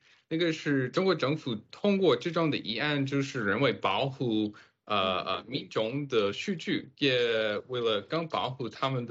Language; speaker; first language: Chinese; non-native, fluent; English